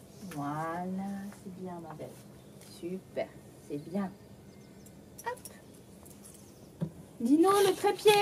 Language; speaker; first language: French; native; French